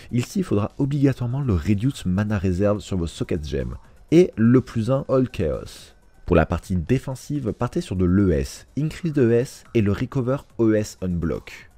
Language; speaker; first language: French; native; French